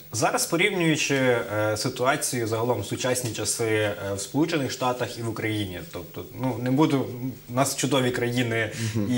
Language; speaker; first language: Ukrainian; native; Ukrainian